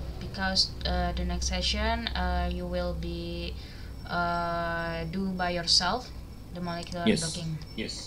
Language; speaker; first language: English; non-native, learner; Indonesian